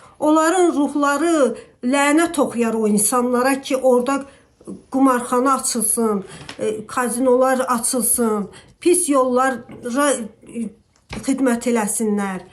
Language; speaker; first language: Azerbaijani; native; Azerbaijani